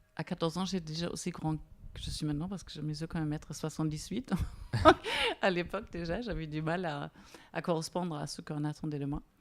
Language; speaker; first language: French; non-native, fluent; German